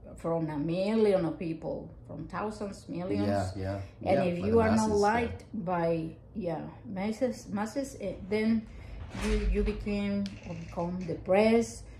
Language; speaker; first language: English; non-native, fluent; Spanish